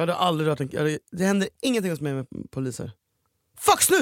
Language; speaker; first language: Swedish; native; Swedish